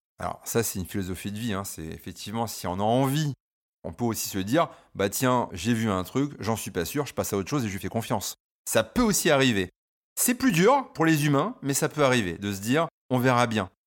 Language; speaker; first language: French; native; French